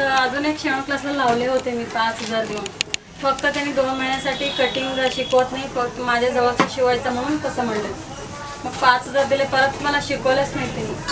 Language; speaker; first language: Marathi; non-native, local second language; Kannada